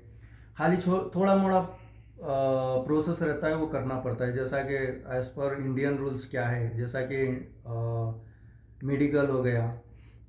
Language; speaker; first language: Hindi; native; Hindi